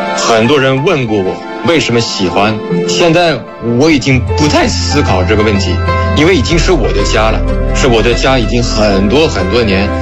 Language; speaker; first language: Chinese; non-native, fluent; French